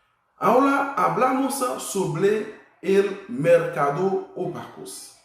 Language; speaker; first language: Spanish; non-native, fluent; Haitian Creole